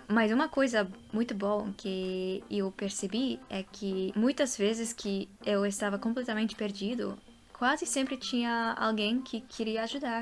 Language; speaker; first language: Portuguese; non-native, fluent; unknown